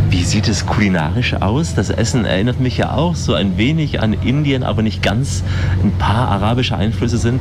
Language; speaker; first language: German; native; German